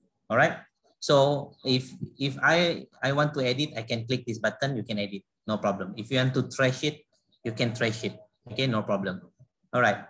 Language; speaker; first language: English; non-native, local second language; Malay